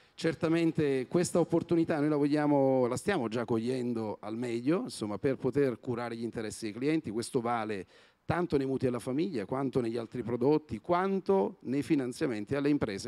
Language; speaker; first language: Italian; native; Italian